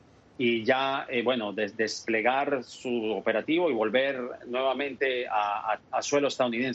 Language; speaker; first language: Spanish; native; Spanish